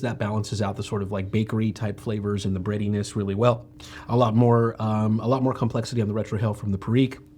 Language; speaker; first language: English; native; English